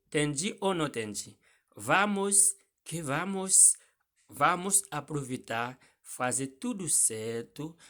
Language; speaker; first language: Portuguese; non-native, learner; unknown